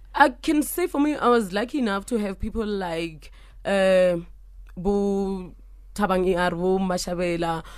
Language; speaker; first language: English; non-native, local second language; Northern Sotho